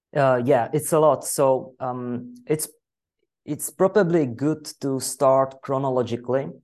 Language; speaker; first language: English; non-native, fluent; Czech